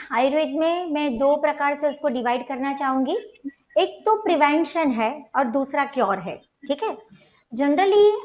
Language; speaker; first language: Hindi; non-native, local second language; Gujarati